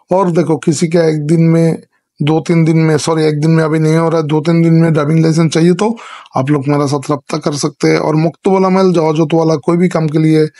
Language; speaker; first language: Hindi; non-native, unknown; Bangla